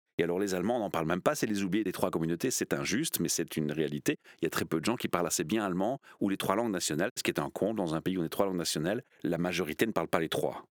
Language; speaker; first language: French; native; French